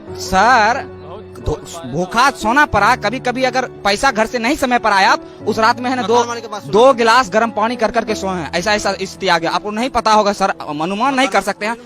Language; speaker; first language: Hindi; native; Hindi